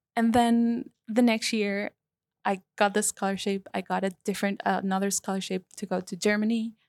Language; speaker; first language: English; non-native, fluent; Spanish